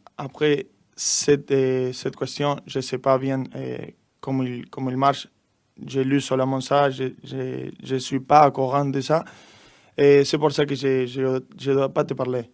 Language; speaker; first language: French; non-native, learner; Spanish